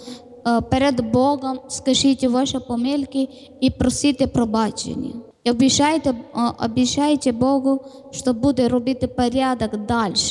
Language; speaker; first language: Ukrainian; non-native, learner; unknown